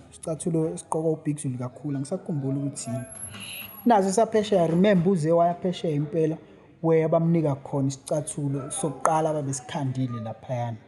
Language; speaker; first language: Zulu; native; Zulu